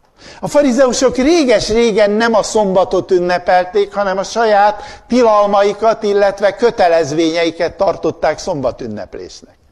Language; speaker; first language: Hungarian; native; Hungarian